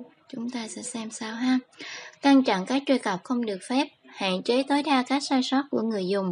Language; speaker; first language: Vietnamese; native; Vietnamese